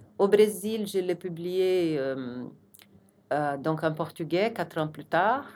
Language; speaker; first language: French; non-native, fluent; Portuguese